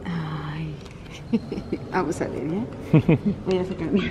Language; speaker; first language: Spanish; native; Spanish